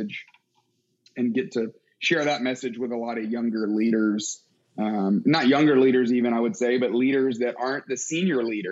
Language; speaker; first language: English; native; English